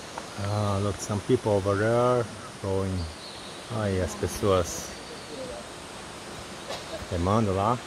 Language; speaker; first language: English; non-native, fluent; Portuguese